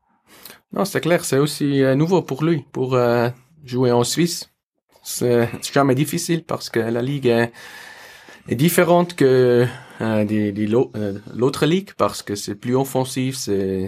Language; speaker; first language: French; non-native, learner; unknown